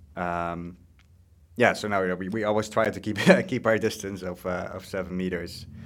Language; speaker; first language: English; non-native, fluent; Dutch